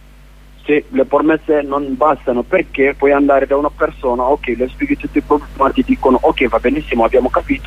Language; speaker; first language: Italian; non-native, learner; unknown